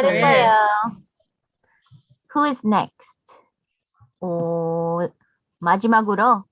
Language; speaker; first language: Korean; non-native, learner; English